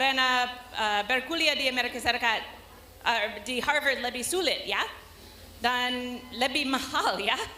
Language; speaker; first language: Indonesian; non-native, learner; English